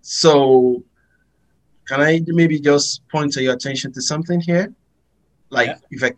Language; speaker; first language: English; non-native, local second language; Yoruba